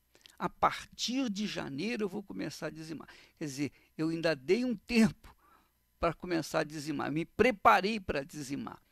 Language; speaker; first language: Portuguese; native; Portuguese